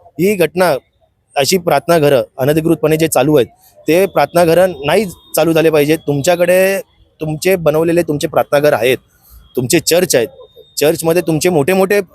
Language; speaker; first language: Marathi; native; Marathi